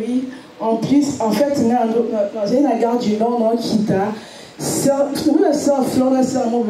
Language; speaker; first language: French; non-native, local second language; Lingala